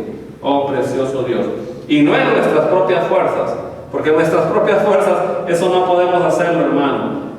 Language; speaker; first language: Spanish; native; Spanish